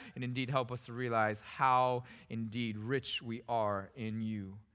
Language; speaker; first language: English; early bilingual, other home language; Korean